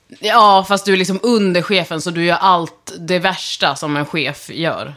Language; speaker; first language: Swedish; early bilingual, other home language; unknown